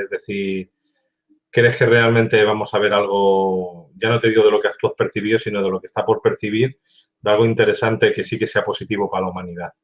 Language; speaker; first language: Spanish; native; Spanish